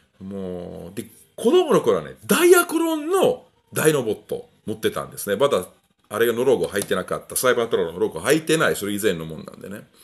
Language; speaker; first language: Japanese; non-native, fluent; Italian